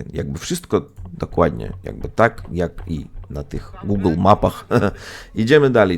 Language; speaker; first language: Polish; non-native, fluent; Russian